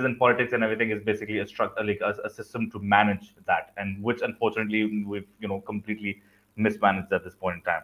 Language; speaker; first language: English; non-native, local second language; Urdu